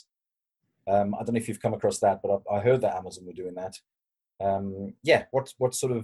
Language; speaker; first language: English; native; English